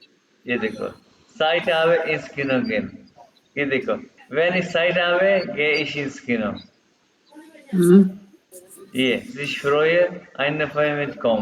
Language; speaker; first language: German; non-native, fluent; Urdu